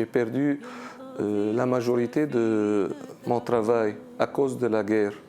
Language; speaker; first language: French; non-native, learner; Arabic